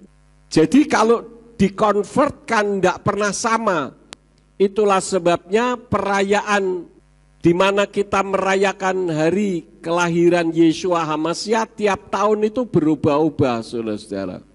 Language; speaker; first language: Indonesian; native; Indonesian